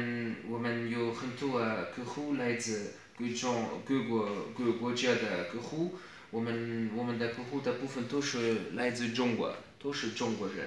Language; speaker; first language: Chinese; non-native, fluent; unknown